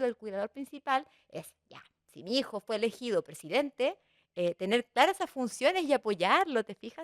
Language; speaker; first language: Spanish; native; Spanish